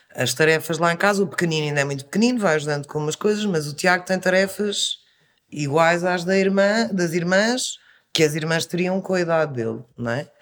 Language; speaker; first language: Portuguese; native; Portuguese